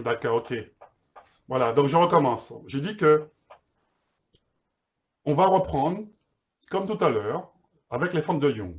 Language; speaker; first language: French; native; French